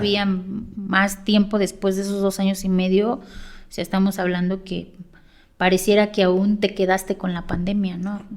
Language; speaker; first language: Spanish; native; Spanish